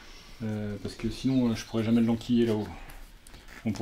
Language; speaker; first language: French; native; French